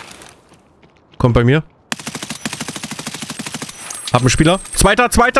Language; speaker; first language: German; native; German